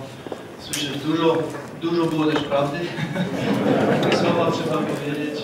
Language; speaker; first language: Polish; early bilingual, other home language; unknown